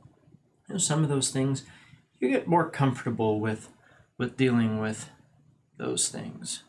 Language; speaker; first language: English; native; English